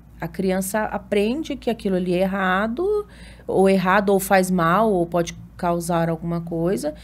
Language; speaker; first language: Portuguese; native; Portuguese